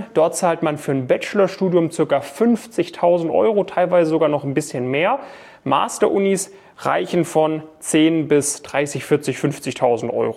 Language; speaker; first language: German; native; German